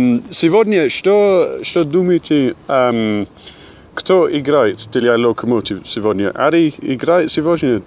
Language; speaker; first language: Russian; non-native, learner; English